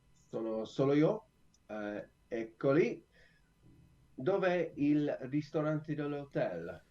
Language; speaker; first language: Italian; non-native, learner; English